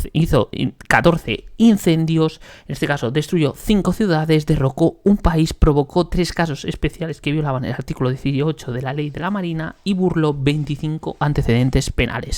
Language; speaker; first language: Spanish; native; Spanish